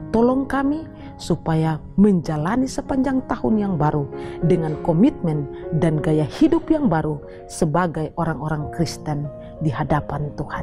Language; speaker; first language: Indonesian; native; Indonesian